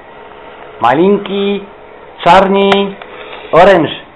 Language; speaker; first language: Russian; non-native, learner; French